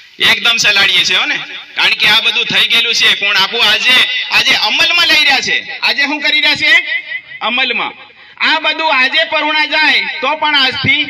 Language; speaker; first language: Gujarati; non-native, local second language; Bhili